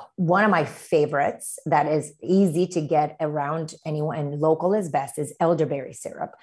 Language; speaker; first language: English; early bilingual, other home language; Romanian